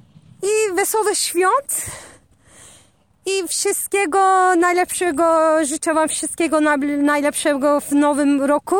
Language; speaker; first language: Polish; non-native, learner; Turkish